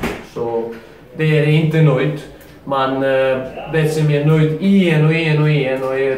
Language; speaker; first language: Swedish; non-native, learner; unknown